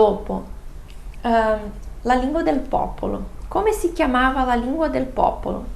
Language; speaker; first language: Italian; non-native, fluent; Portuguese